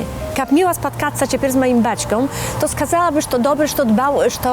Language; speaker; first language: Polish; non-native, local second language; Belarusian